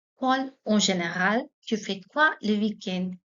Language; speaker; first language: French; non-native, fluent; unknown